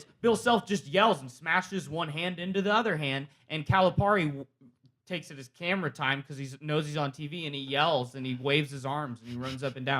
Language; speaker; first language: English; native; English